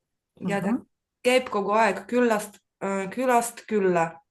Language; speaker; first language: Estonian; non-native, learner; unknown